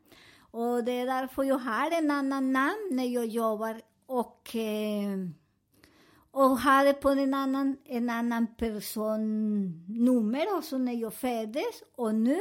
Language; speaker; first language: Swedish; non-native, learner; Spanish